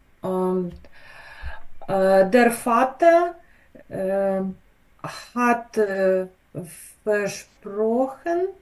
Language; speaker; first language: German; non-native, learner; Ukrainian